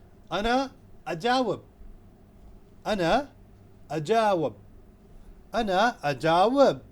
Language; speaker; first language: Arabic; non-native, fluent; Urdu